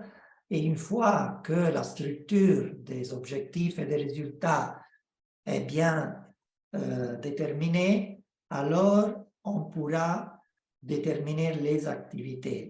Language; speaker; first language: French; non-native, fluent; Italian